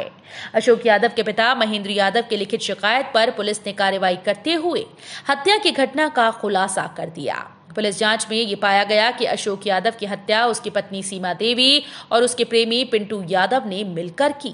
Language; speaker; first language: Hindi; native; Hindi